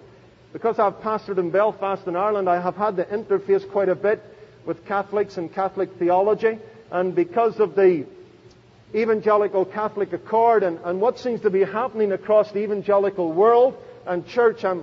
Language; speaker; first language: English; native; English